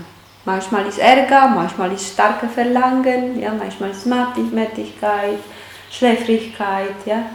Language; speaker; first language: German; non-native, fluent; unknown